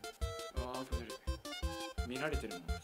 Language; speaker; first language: Japanese; native; Japanese